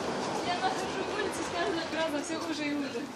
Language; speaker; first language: Russian; native; Russian